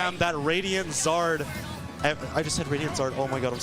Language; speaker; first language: English; native; English